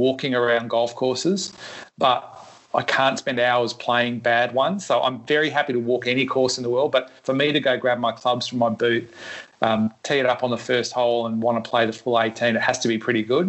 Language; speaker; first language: English; native; English